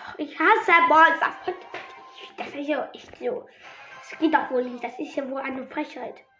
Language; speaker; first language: German; native; German